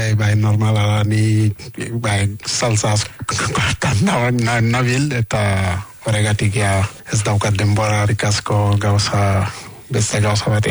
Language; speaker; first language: Basque; non-native, learner; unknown